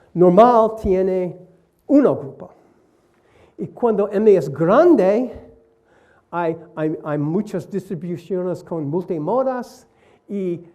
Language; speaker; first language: Spanish; non-native, learner; English